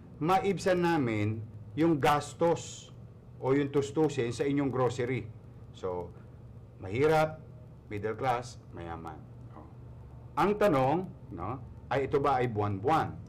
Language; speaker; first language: Filipino; native; Filipino